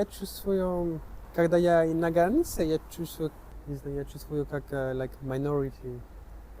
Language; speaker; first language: Russian; non-native, learner; French